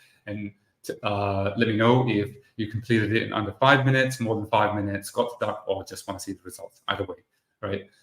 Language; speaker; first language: English; native; English